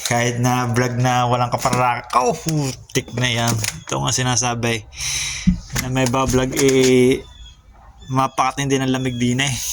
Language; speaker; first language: Filipino; native; Filipino